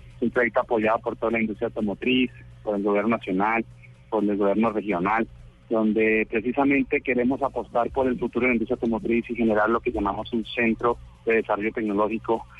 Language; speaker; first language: Spanish; native; Spanish